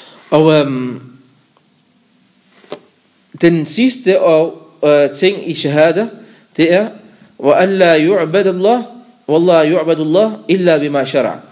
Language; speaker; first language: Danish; non-native, fluent; Arabic